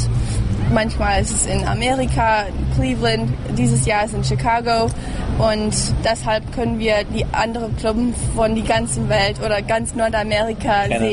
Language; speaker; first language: German; early bilingual, heritage; English